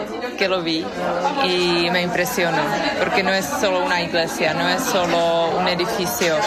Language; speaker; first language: Spanish; non-native, fluent; Czech